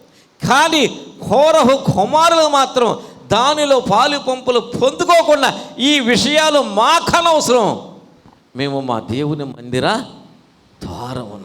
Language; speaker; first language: Telugu; native; Telugu